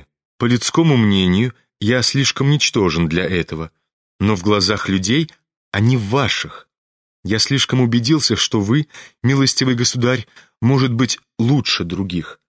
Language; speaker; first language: Russian; native; Russian